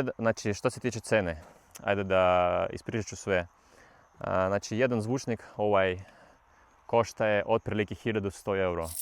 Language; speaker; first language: Bosnian; non-native, learner; Russian